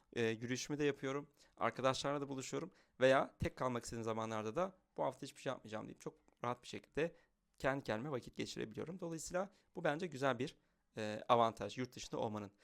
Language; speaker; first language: Turkish; native; Turkish